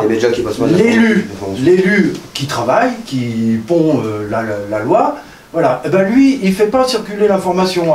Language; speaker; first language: French; native; French